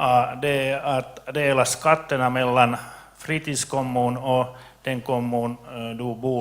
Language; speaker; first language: Swedish; non-native, local second language; Finnish